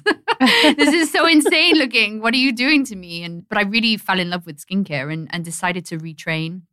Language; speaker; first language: English; native; English